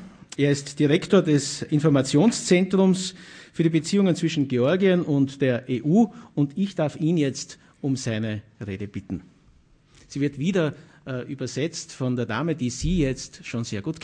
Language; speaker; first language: German; native; German